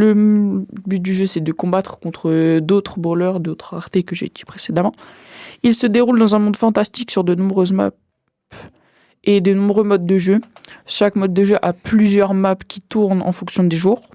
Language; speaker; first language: French; native; French